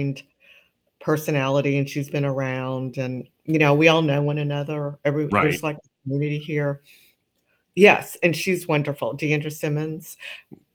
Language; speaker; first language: English; native; English